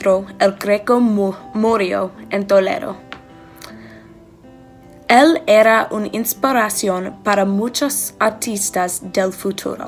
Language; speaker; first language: Spanish; non-native, learner; English